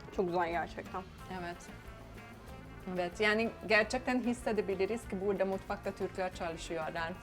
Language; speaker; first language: Turkish; non-native, fluent; Hungarian